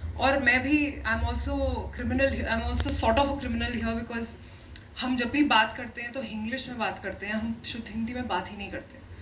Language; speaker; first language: Hindi; native; Hindi